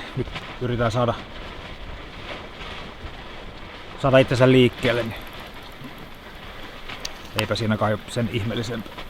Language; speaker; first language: Finnish; native; Finnish